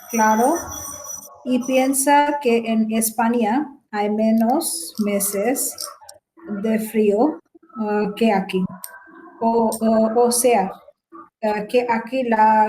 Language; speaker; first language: Spanish; non-native, learner; Bangla